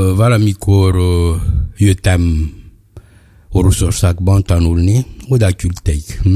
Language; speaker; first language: Hungarian; non-native, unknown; Malagasy